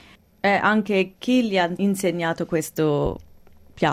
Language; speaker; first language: Italian; early bilingual, heritage; English